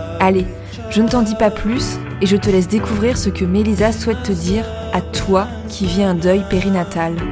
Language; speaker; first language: French; native; French